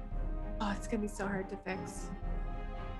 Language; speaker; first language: English; native; English